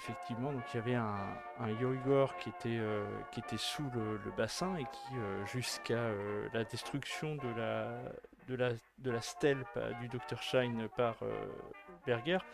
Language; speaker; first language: French; native; French